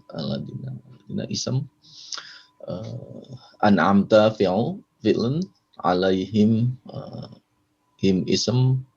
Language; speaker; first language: Arabic; non-native, learner; Indonesian